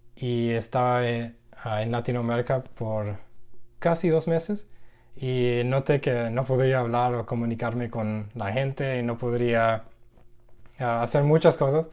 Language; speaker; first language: Spanish; non-native, learner; English